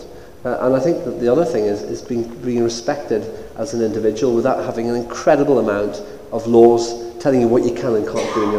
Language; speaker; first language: English; native; English